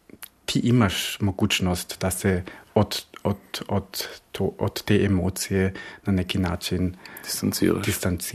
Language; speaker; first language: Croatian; early bilingual, heritage; Croatian